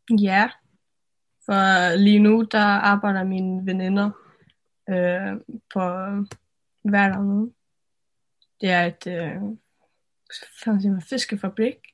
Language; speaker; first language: Danish; non-native, local second language; Faroese